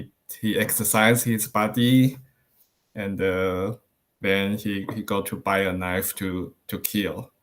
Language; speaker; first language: English; non-native, learner; Chinese